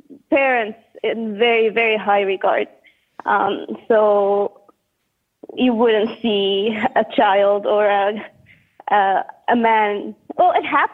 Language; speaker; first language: English; non-native, fluent; Arabic